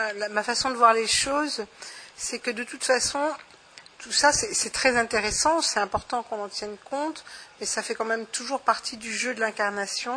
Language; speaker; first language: French; native; French